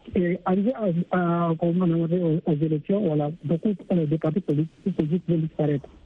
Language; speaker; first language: French; non-native, local second language; Fula